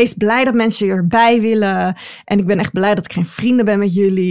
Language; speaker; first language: Dutch; native; Dutch